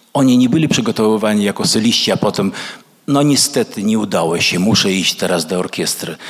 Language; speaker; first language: Polish; early bilingual, other home language; Russian